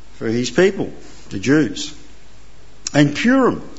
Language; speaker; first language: English; native; English